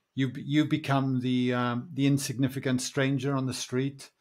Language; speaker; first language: English; native; English